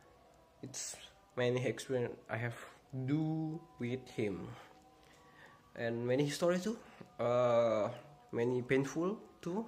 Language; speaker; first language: English; non-native, learner; Indonesian